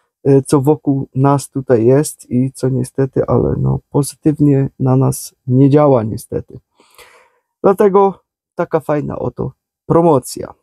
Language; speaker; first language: Polish; native; Polish